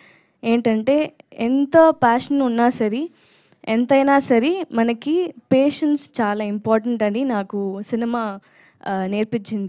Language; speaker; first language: Telugu; non-native, learner; Tamil